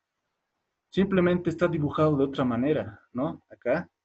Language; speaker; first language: Spanish; native; Spanish